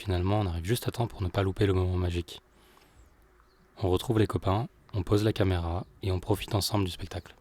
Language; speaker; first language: French; native; French